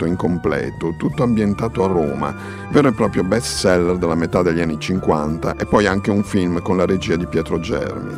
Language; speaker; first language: Italian; native; Italian